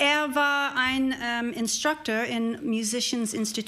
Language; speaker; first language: German; non-native, learner; English